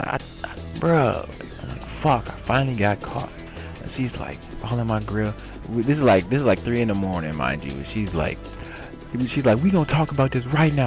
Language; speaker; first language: English; native; English